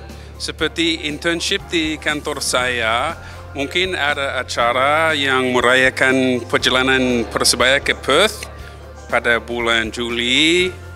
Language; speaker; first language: Indonesian; non-native, fluent; English